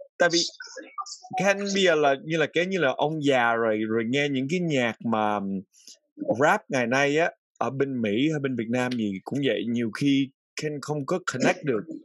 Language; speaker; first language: Vietnamese; early bilingual, heritage; Vietnamese